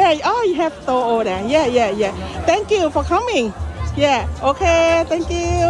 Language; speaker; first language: English; non-native, learner; Thai